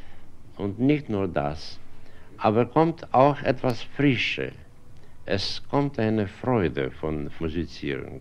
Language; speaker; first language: German; non-native, fluent; Russian